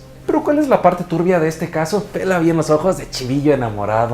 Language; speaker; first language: Spanish; native; Spanish